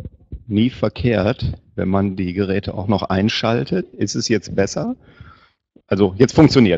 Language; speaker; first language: German; native; German